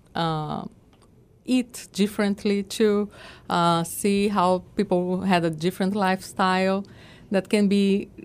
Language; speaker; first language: English; non-native, learner; Portuguese